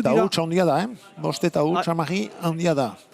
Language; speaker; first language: Basque; native; Basque